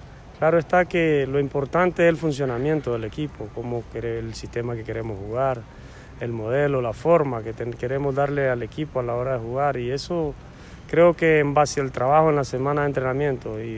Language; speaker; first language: Spanish; native; Spanish